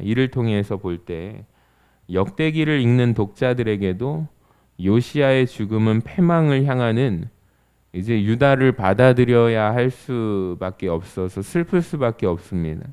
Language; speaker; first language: Korean; native; Korean